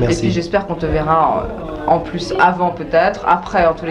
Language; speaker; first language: French; native; French